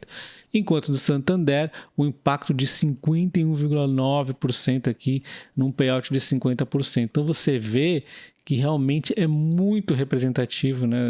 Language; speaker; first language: Portuguese; native; Portuguese